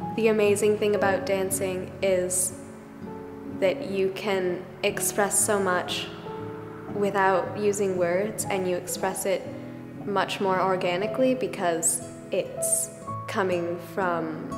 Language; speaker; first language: English; native; English